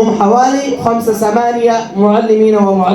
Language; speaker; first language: Arabic; non-native, learner; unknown